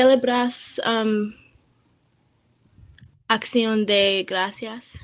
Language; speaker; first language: Spanish; non-native, learner; English